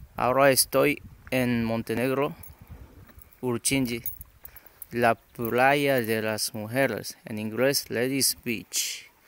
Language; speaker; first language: Spanish; non-native, learner; Japanese